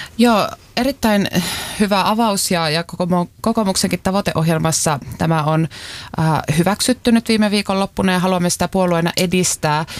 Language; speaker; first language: Finnish; native; Finnish